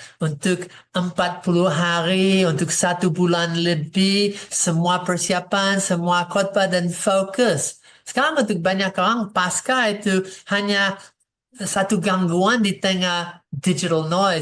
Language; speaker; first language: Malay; non-native, fluent; English